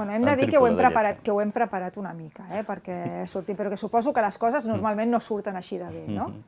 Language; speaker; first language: Catalan; native; Catalan